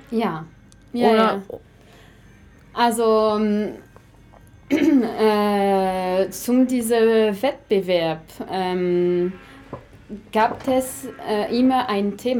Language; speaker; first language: German; non-native, fluent; French